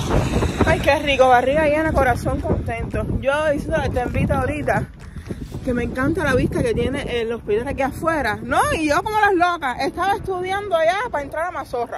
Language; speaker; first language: Spanish; native; Spanish